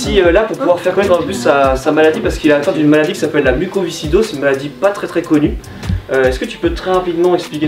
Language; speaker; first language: French; native; French